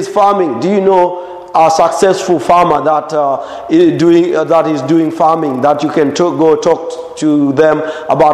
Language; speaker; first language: English; non-native, local second language; Swahili